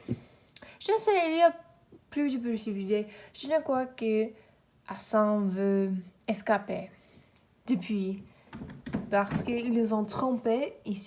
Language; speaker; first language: French; non-native, learner; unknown